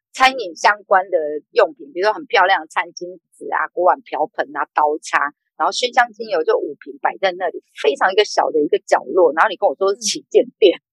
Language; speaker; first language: Chinese; native; Chinese